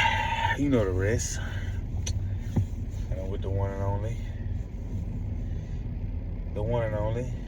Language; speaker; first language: English; native; English